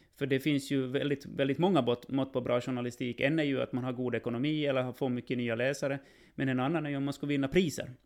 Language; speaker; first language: Swedish; native; Swedish